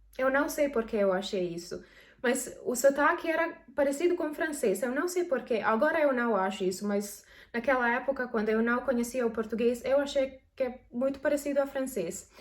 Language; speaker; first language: Portuguese; non-native, fluent; Serbian